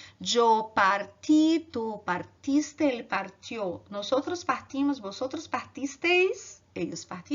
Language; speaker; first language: Spanish; non-native, learner; Portuguese